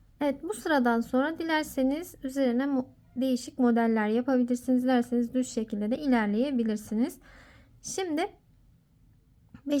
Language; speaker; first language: Turkish; native; Turkish